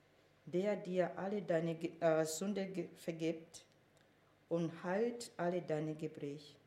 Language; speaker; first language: German; non-native, fluent; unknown